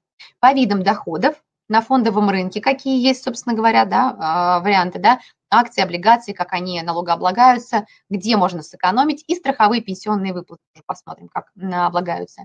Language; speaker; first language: Russian; native; Russian